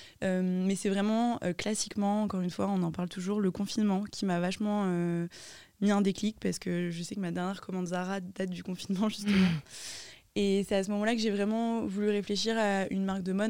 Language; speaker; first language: French; native; French